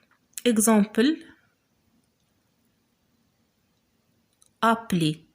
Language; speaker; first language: French; non-native, local second language; Arabic